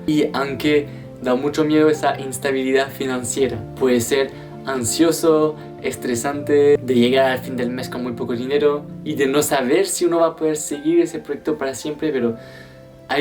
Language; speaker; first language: Spanish; non-native, fluent; French